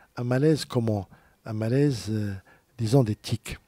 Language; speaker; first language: French; non-native, local second language; Arabic